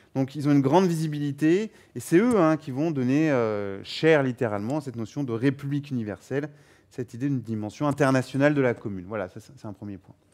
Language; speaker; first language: French; native; French